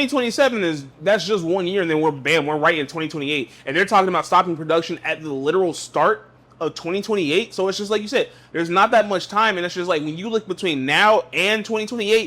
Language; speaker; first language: English; native; English